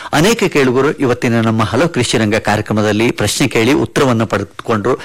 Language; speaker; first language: Kannada; native; Kannada